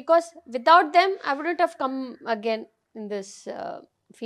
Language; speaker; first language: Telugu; non-native, local second language; Tamil